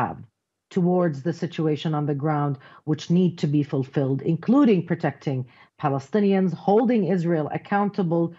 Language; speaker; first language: English; non-native, fluent; Arabic